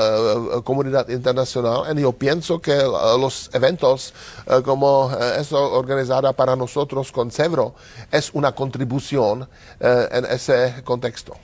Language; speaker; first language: Spanish; non-native, learner; Czech